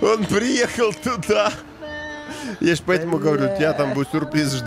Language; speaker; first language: Russian; native; Russian